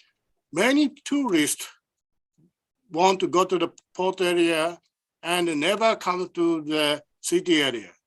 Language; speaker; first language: English; non-native, learner; Japanese